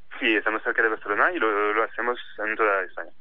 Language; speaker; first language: Spanish; non-native, fluent; French